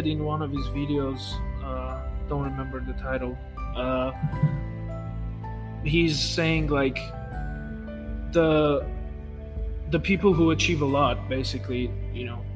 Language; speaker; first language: English; non-native, fluent; Armenian